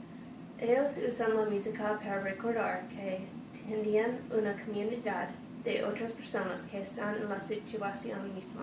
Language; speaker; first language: Spanish; non-native, learner; English